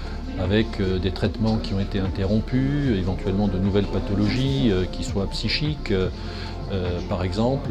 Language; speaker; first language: French; native; French